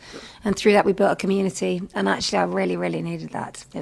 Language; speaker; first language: English; native; English